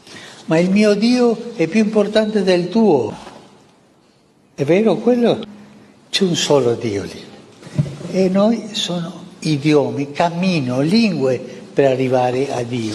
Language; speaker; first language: Italian; early bilingual, heritage; Spanish